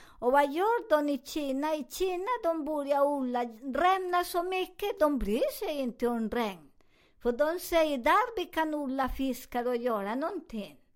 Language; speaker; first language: Swedish; non-native, fluent; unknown